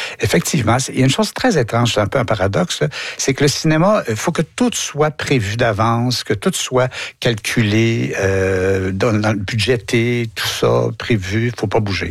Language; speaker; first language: French; native; French